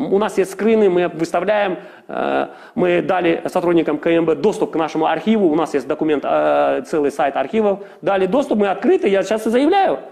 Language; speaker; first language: Russian; non-native, local second language; Kazakh